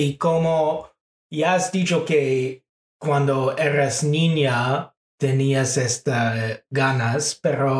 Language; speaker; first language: Spanish; non-native, fluent; English